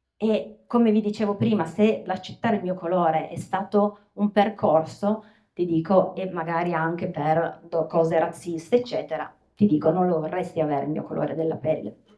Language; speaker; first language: Italian; native; Italian